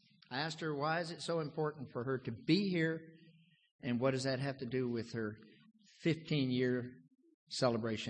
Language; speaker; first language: English; native; English